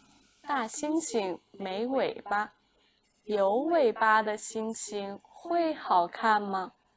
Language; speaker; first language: Chinese; non-native, fluent; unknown